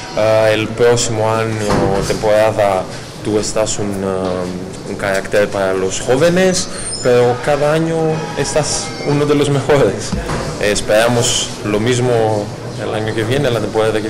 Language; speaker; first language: Spanish; non-native, learner; Greek